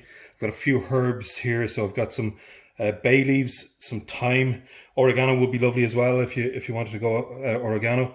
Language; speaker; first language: English; native; English